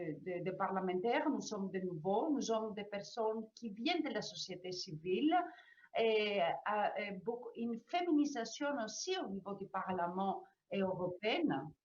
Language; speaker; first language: French; non-native, fluent; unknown